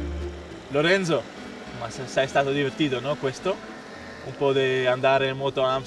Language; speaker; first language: Italian; non-native, learner; Dutch